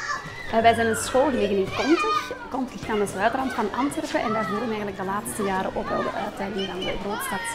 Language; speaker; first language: Dutch; native; Dutch